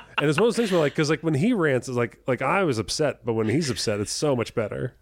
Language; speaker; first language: English; native; English